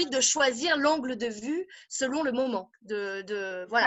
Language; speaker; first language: French; native; French